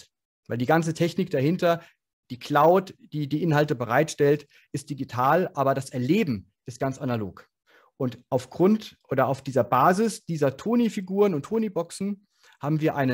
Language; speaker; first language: German; native; German